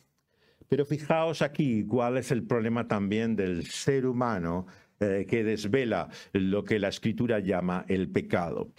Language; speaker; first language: Spanish; native; Spanish